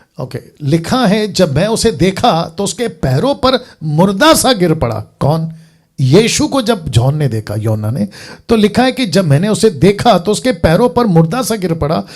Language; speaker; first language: Hindi; native; Hindi